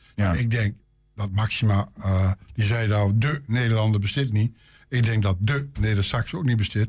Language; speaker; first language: Dutch; native; Dutch